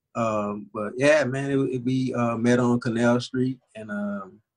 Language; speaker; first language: English; native; English